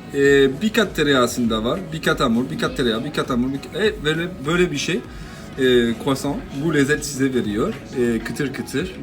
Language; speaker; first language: Turkish; non-native, learner; French